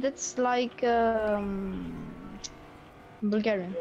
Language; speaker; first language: English; non-native, learner; Polish